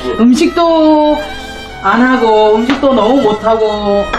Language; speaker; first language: Korean; native; Korean